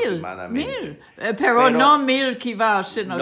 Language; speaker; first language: Spanish; non-native, learner; English